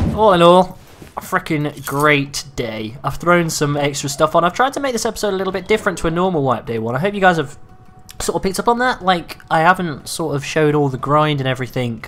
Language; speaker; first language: English; native; English